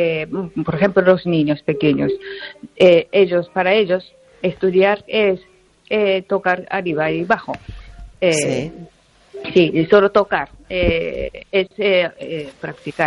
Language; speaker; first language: Spanish; non-native, learner; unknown